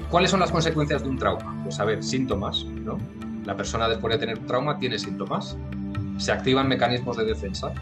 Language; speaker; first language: Spanish; native; Spanish